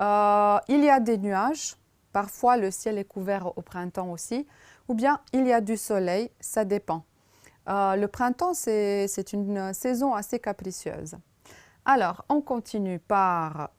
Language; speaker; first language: French; non-native, fluent; Romanian